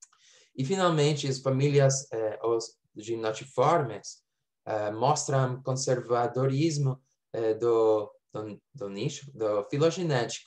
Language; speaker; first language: Portuguese; non-native, fluent; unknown